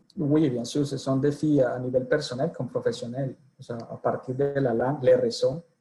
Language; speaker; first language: French; non-native, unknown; Spanish